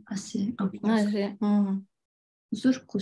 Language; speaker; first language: Japanese; non-native, fluent; Tatar